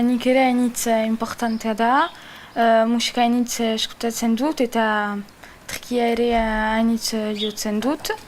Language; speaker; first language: Basque; non-native, local second language; French